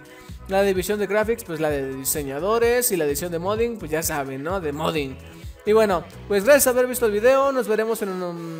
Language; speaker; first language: Spanish; native; Spanish